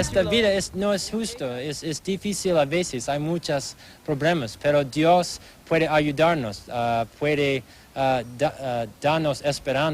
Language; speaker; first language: Spanish; non-native, learner; English